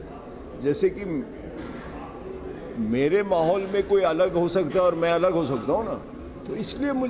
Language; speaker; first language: Hindi; native; Hindi